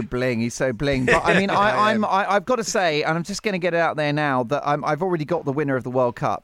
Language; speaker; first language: English; native; English